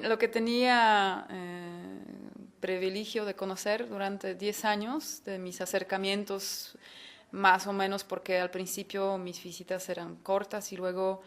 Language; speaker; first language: Spanish; non-native, fluent; Polish